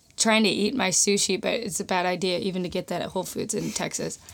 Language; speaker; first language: English; native; English